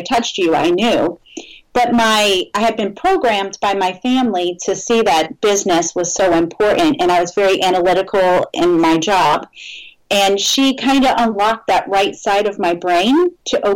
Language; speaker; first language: English; native; English